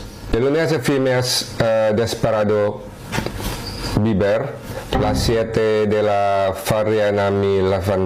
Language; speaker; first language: Spanish; non-native, learner; Indonesian